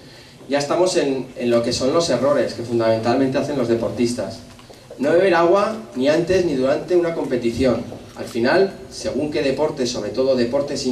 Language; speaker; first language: Spanish; native; Spanish